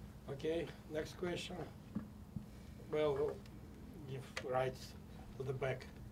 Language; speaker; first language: English; non-native, fluent; Russian